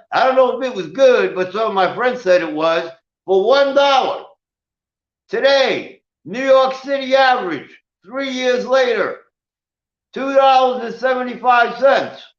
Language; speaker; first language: English; native; English